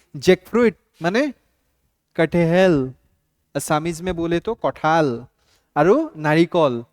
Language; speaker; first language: Hindi; non-native, local second language; Assamese